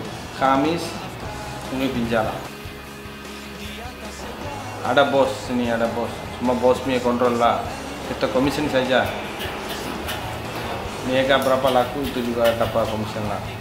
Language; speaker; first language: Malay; non-native, learner; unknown